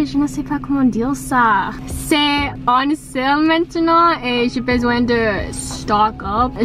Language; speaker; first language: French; non-native, local second language; English